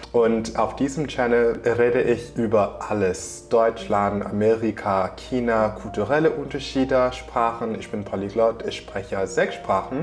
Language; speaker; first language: German; non-native, fluent; English